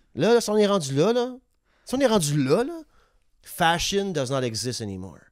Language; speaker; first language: French; native; French